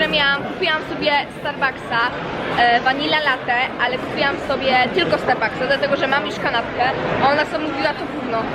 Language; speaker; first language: Polish; early bilingual, heritage; Polish